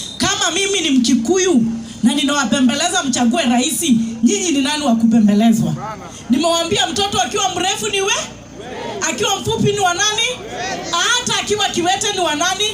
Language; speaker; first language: Swahili; non-native, local second language; Kikuyu